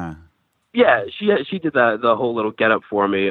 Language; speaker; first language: English; native; English